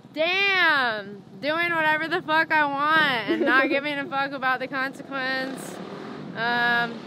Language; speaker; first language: English; native; English